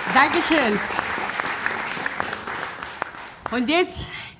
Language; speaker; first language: German; non-native, fluent; Spanish